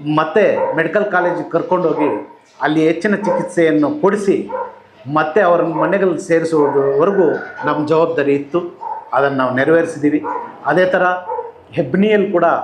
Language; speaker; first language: Kannada; native; Kannada